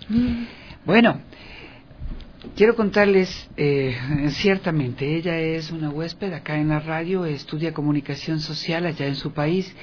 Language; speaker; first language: Spanish; native; Spanish